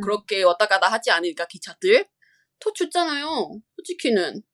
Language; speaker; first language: Korean; non-native, fluent; Chinese